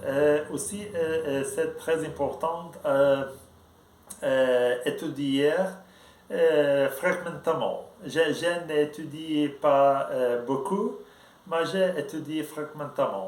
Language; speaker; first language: French; non-native, learner; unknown